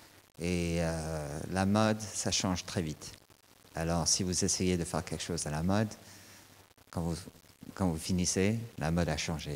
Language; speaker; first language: French; non-native, fluent; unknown